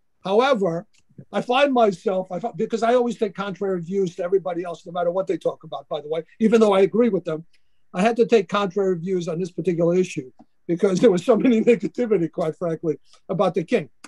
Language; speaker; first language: English; native; English